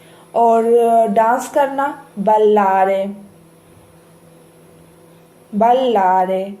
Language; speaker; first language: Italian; non-native, fluent; Urdu